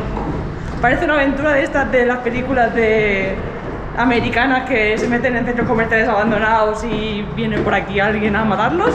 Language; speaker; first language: Spanish; native; Spanish